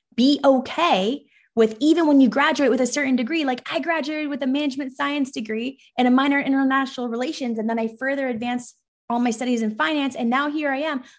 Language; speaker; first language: English; early bilingual, other home language; Persian